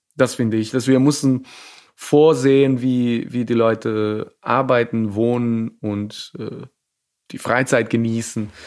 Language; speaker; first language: German; non-native, fluent; Serbian